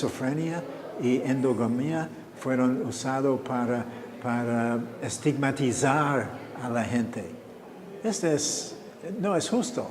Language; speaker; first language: Spanish; non-native, fluent; English